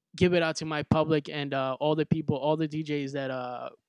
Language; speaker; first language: English; early bilingual, other home language; Spanish